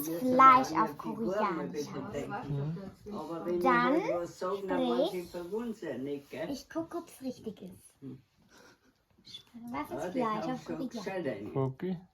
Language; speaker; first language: German; non-native, learner; Korean